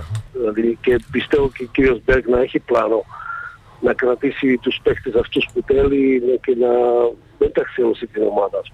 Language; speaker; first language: Greek; non-native, fluent; Slovak